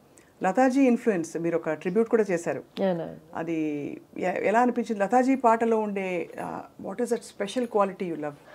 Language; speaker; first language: Telugu; native; Telugu